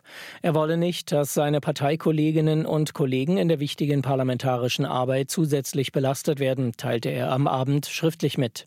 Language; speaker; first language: German; native; German